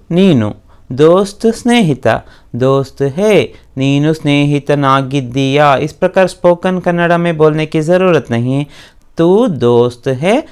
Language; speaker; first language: Hindi; non-native, local second language; Kannada